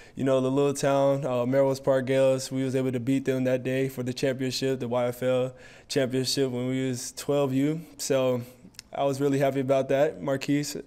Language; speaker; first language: English; native; English